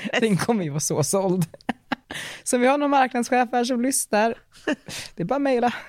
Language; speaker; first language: Swedish; native; Swedish